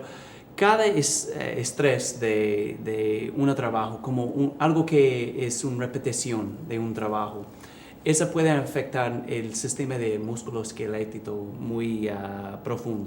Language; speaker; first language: Spanish; early bilingual, heritage; English